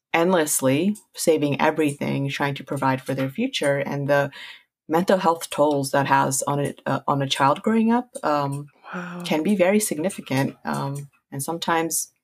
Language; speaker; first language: English; early bilingual, other home language; Punjabi